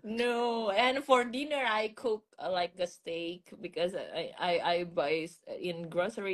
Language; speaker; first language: English; non-native, learner; Indonesian